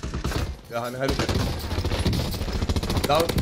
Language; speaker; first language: Swedish; native; Swedish